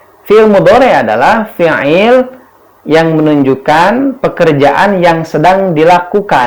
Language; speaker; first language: Indonesian; native; Indonesian